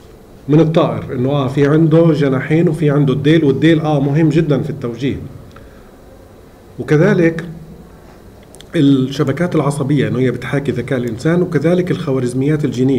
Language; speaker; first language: Arabic; native; Arabic